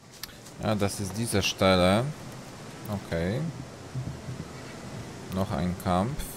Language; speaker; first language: German; non-native, learner; Polish